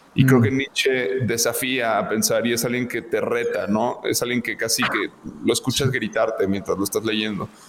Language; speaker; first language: Spanish; native; Spanish